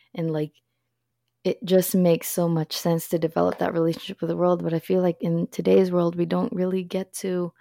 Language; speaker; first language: English; early bilingual, other home language; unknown